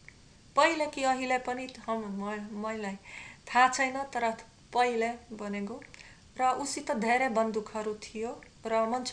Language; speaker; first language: Nepali; non-native, learner; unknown